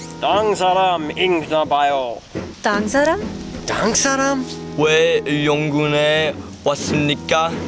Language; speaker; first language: Korean; non-native, learner; English